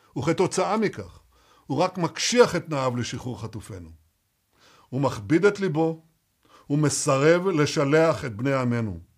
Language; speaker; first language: Hebrew; native; Hebrew